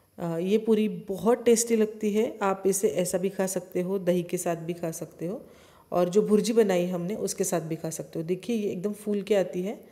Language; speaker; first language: Hindi; non-native, local second language; Marathi